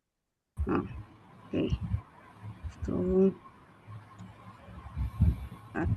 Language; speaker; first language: Portuguese; non-native, fluent; Spanish